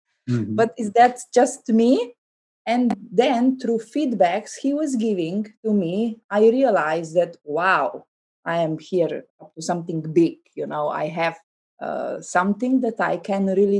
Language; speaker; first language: English; non-native, fluent; Slovenian